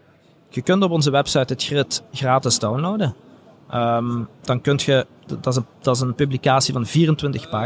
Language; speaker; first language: Dutch; native; Dutch